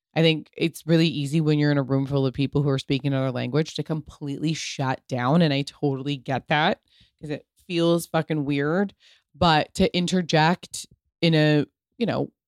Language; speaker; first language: English; early bilingual, other home language; Italian